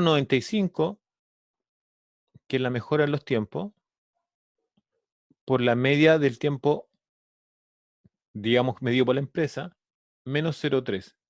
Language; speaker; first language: Spanish; native; Spanish